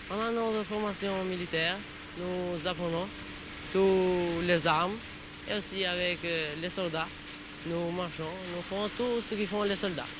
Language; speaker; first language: French; non-native, learner; Albanian